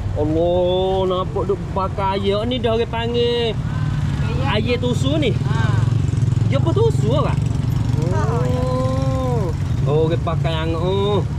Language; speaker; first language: Malay; native; Malay